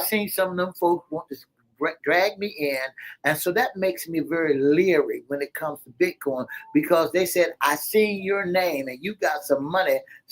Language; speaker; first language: English; native; English